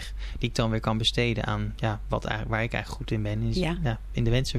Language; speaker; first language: Dutch; native; Dutch